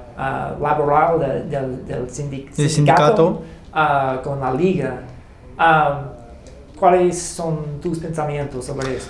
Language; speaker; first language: Spanish; non-native, learner; English